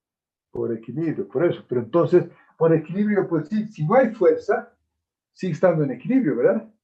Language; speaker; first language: Spanish; native; Spanish